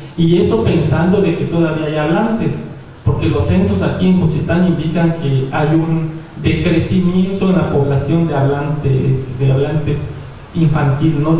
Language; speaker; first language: Spanish; non-native, local second language; Zapotec